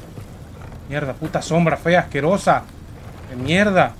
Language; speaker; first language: Spanish; native; Spanish